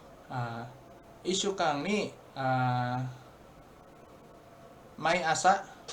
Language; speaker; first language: Japanese; non-native, learner; Indonesian